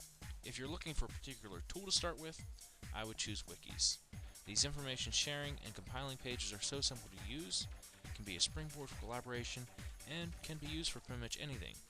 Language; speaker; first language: English; native; English